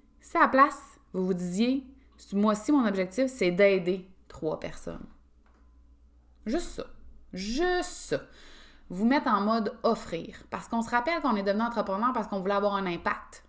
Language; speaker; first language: French; native; French